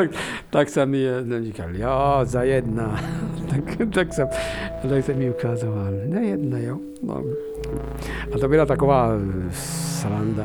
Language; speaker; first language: Czech; non-native, fluent; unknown